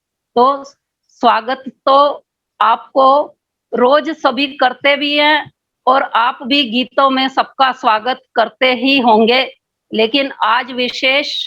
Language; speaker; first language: Hindi; native; Hindi